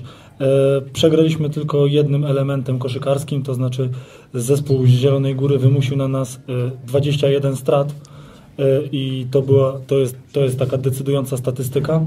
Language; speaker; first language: Polish; native; Polish